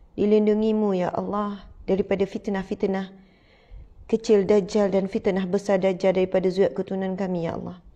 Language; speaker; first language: Malay; native; Malay